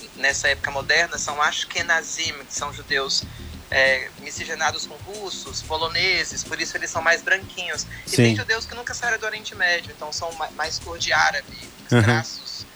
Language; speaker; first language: Portuguese; native; Portuguese